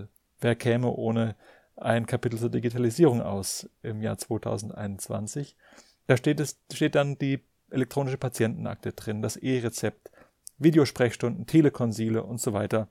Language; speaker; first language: German; native; German